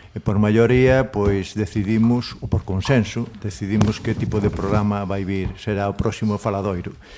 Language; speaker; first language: Galician; non-native, local second language; Spanish